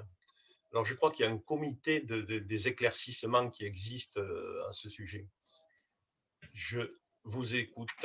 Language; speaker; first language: French; native; French